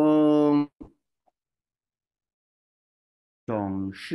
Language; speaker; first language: Chinese; non-native, learner; Swahili